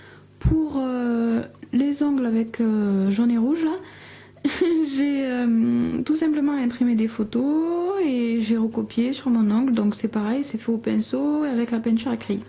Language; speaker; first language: French; native; French